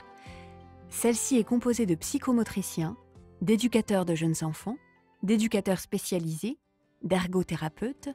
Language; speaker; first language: French; native; French